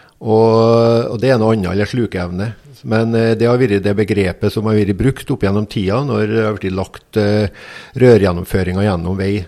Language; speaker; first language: Norwegian; native; Norwegian